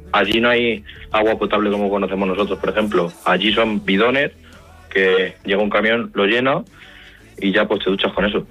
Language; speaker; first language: Spanish; native; Spanish